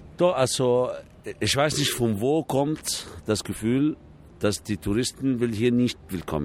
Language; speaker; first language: German; non-native, fluent; Arabic